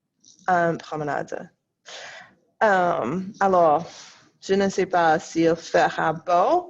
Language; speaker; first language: French; non-native, fluent; English